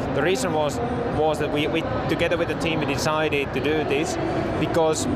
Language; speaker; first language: English; non-native, fluent; Finnish